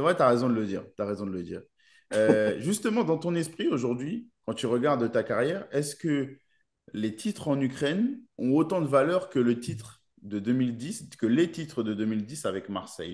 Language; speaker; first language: French; native; French